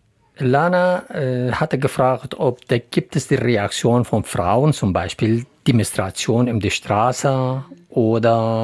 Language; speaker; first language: German; non-native, learner; Central Kurdish